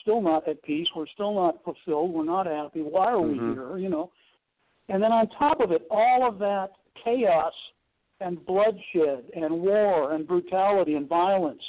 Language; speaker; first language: English; native; English